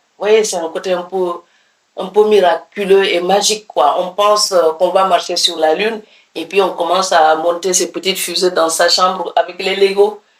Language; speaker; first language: French; non-native, local second language; Serer